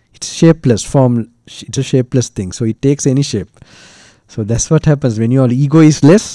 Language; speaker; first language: English; non-native, local second language; Sinhala